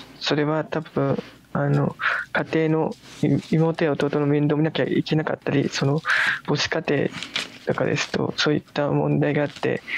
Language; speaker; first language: Japanese; native; Japanese